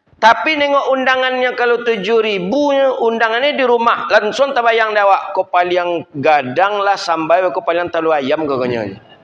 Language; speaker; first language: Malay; non-native, local second language; Minangkabau